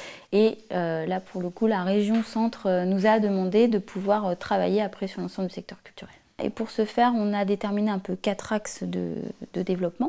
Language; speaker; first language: French; native; French